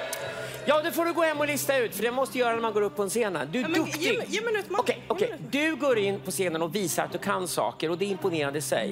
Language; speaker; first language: Swedish; non-native, fluent; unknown